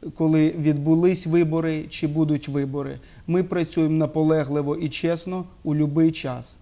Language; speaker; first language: Ukrainian; native; Ukrainian